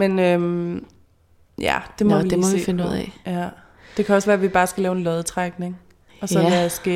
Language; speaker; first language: Danish; native; Danish